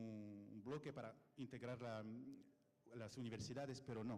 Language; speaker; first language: Spanish; non-native, fluent; French